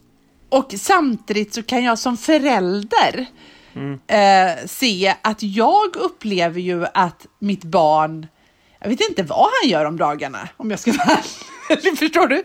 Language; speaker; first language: Swedish; native; Swedish